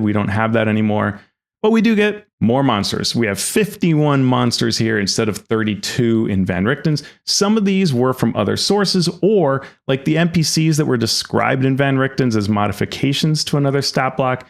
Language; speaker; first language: English; native; English